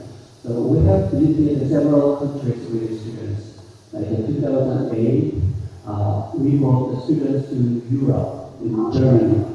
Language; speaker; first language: English; non-native, fluent; Korean